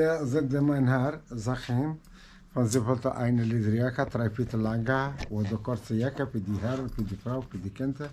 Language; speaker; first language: German; non-native, learner; Arabic